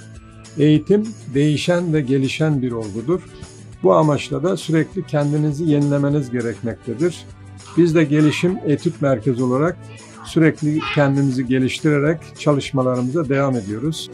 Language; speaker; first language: Turkish; native; Turkish